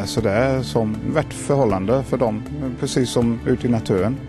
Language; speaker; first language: Swedish; non-native, fluent; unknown